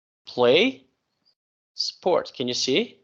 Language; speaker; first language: English; non-native, fluent; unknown